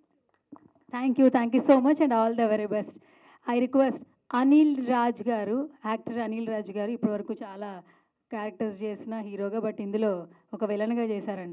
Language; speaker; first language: Telugu; native; Telugu